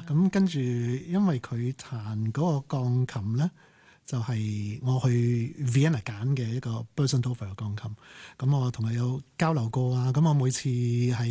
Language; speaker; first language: Cantonese; native; Cantonese